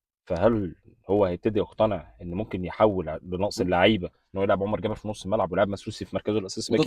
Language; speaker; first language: Arabic; native; Arabic